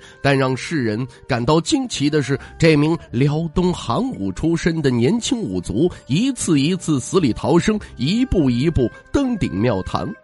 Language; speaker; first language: Chinese; native; Chinese